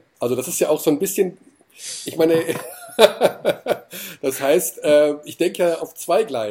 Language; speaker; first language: German; native; German